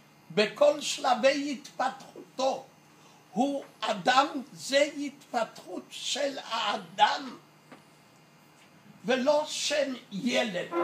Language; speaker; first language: Hebrew; non-native, fluent; Yiddish